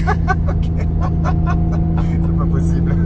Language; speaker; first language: French; native; French